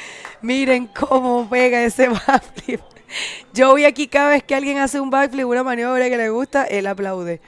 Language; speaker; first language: Spanish; native; Spanish